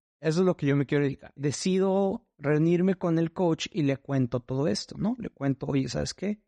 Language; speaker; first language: Spanish; native; Spanish